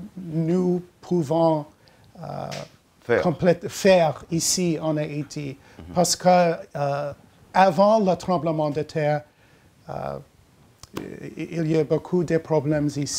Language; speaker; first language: French; non-native, learner; English